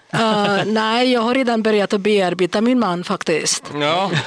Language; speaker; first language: Swedish; non-native, fluent; English